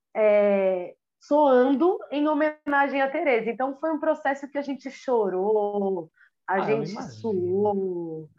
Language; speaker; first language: Portuguese; native; Portuguese